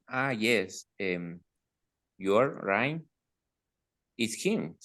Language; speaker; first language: English; non-native, learner; Spanish